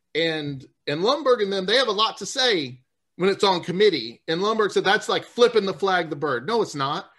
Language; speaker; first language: English; native; English